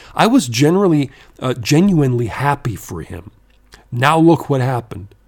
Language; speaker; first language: English; non-native, fluent; German